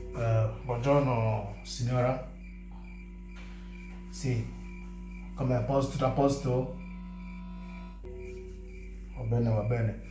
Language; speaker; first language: Italian; non-native, learner; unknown